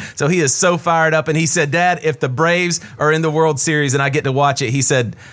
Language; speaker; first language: English; native; English